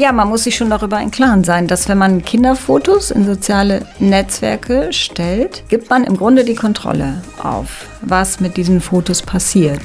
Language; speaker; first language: German; native; German